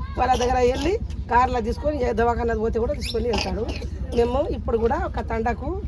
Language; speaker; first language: Telugu; non-native, local second language; Lambadi